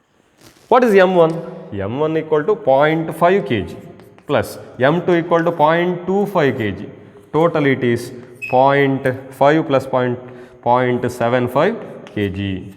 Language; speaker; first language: English; non-native, local second language; Kannada